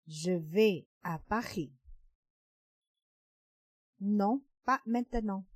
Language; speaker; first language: French; non-native, fluent; Thai